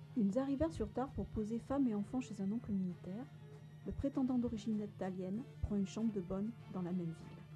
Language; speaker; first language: French; native; French